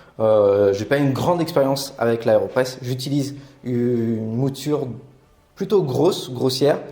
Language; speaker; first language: French; native; French